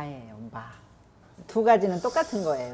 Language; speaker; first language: Korean; native; Korean